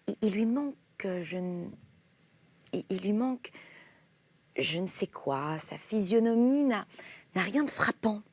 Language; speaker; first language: French; native; French